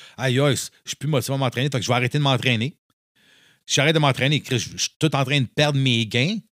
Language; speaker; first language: French; native; French